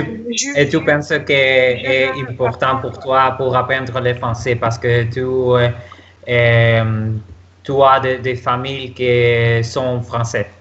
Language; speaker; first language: French; non-native, learner; Spanish